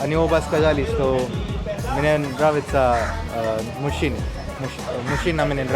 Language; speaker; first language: Russian; non-native, learner; Hindi